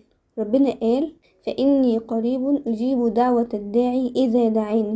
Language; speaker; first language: Arabic; native; Arabic